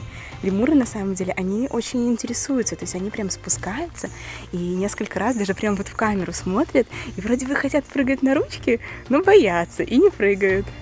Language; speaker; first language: Russian; native; Russian